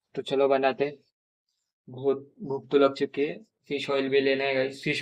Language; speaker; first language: Hindi; non-native, local second language; Marathi